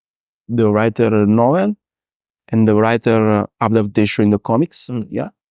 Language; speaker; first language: English; non-native, learner; Italian